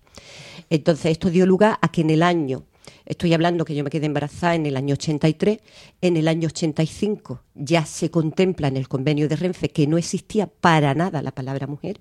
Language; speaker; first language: Spanish; native; Spanish